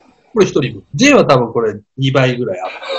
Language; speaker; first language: Japanese; native; Japanese